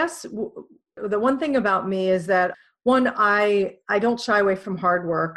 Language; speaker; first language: English; native; English